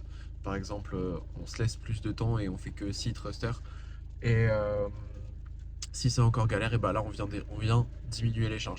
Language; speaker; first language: French; native; French